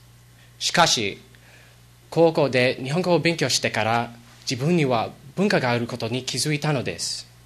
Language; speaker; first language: Japanese; non-native, learner; English